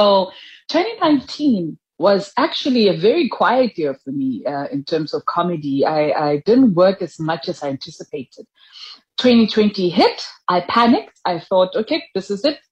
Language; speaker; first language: English; non-native, local second language; Tswana